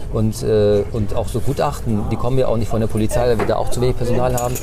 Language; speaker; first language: German; early bilingual, other home language; Turkish